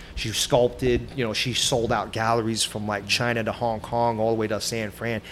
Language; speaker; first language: English; native; English